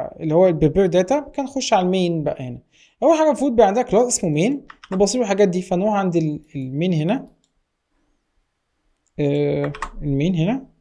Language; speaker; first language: Arabic; native; Arabic